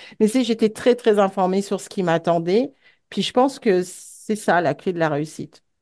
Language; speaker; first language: French; native; French